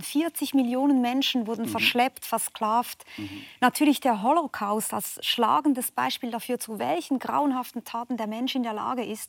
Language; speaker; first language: German; native; German